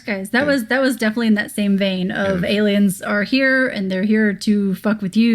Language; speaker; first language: English; native; English